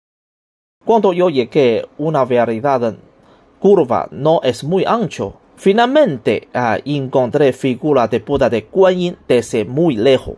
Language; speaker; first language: Spanish; non-native, learner; Chinese